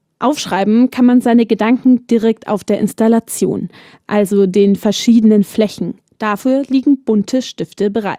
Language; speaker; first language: German; native; German